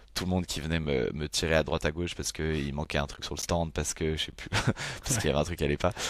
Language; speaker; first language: French; native; French